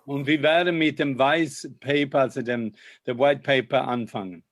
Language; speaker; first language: German; non-native, fluent; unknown